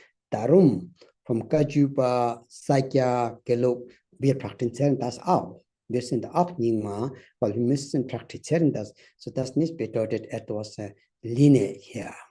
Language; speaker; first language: German; non-native, fluent; Tibetan